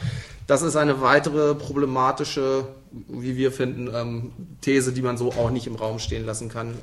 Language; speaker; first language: German; native; German